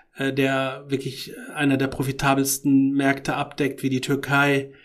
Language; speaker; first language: German; early bilingual, other home language; Arabic